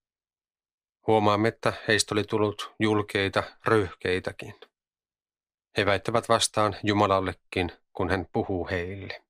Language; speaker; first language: Finnish; native; Finnish